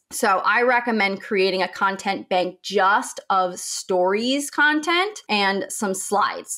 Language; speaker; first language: English; native; English